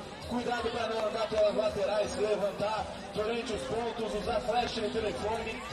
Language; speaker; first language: Portuguese; native; Portuguese